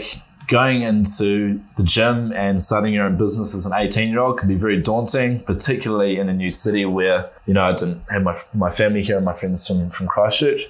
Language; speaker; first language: English; native; English